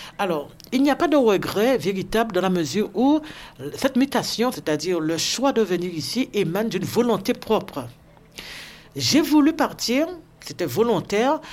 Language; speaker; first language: French; native; French